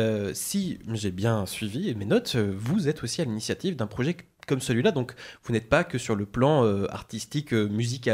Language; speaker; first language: French; native; French